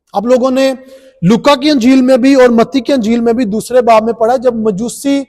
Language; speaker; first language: Urdu; non-native, local second language; Punjabi